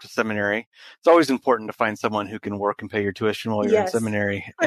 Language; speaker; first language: English; native; English